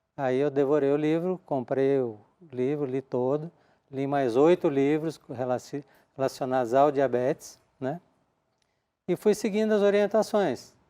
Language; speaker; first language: Portuguese; native; Portuguese